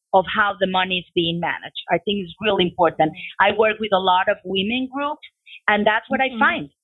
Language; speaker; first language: English; non-native, fluent; Spanish